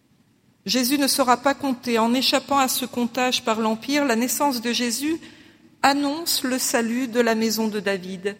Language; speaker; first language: French; native; French